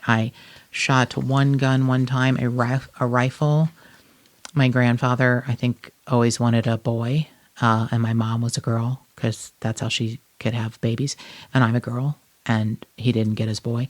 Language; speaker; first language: English; native; English